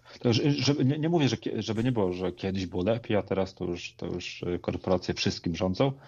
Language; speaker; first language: Polish; native; Polish